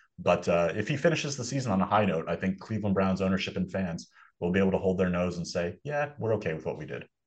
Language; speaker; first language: English; native; English